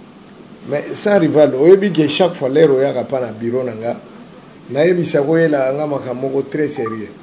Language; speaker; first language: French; non-native, local second language; Lingala